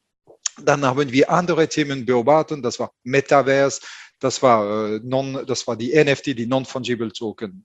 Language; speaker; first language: German; non-native, fluent; French